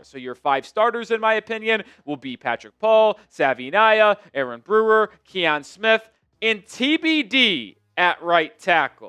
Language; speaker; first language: English; native; English